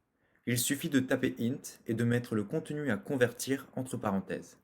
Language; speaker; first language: French; native; French